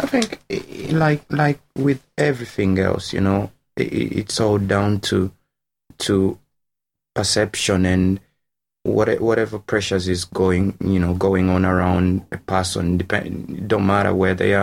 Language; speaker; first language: English; non-native, local second language; Ganda